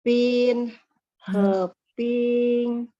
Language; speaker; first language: Chinese; non-native, learner; Indonesian